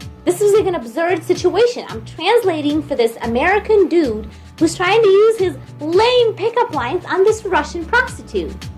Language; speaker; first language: English; non-native, fluent; Russian